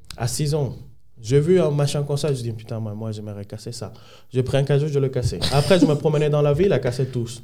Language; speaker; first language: French; non-native, fluent; Spanish